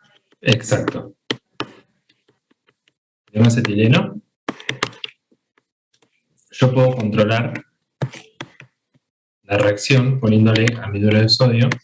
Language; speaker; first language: Spanish; native; Spanish